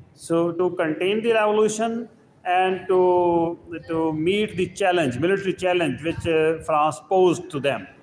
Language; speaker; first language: English; non-native, local second language; Urdu